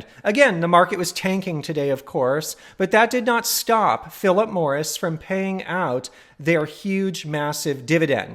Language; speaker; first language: English; native; English